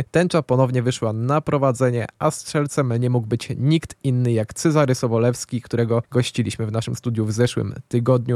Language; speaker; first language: Polish; native; Polish